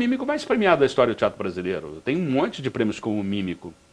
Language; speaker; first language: Portuguese; native; Portuguese